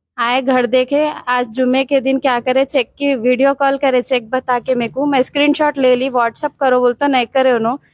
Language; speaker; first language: Hindi; non-native, local second language; Urdu